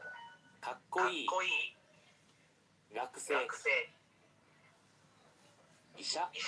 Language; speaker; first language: Japanese; non-native, learner; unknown